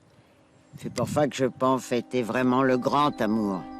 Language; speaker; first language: French; non-native, learner; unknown